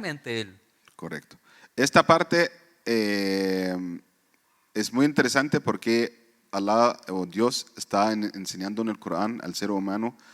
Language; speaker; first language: Spanish; non-native, fluent; Arabic